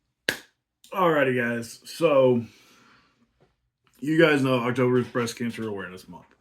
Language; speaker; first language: English; native; English